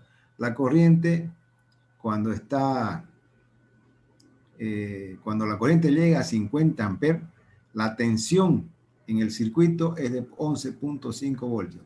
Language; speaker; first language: Spanish; native; Spanish